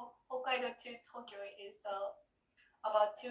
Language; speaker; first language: English; non-native, learner; Japanese